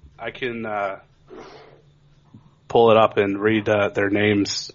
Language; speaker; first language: English; native; English